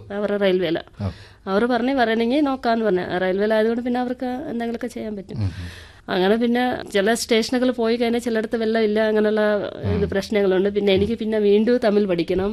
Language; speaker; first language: Malayalam; non-native, local second language; Telugu